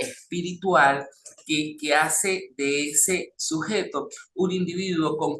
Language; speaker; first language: Spanish; native; Spanish